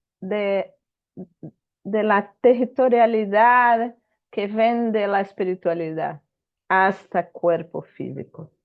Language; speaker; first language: Spanish; non-native, fluent; Portuguese